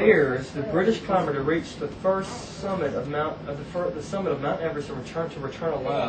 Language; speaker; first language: English; native; English